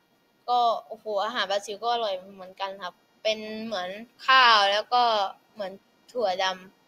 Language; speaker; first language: Thai; early bilingual, other home language; Portuguese